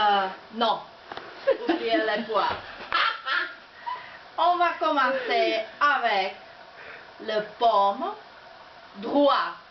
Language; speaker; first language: French; non-native, learner; Czech